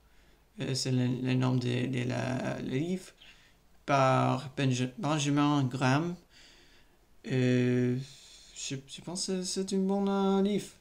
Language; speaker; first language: French; non-native, learner; English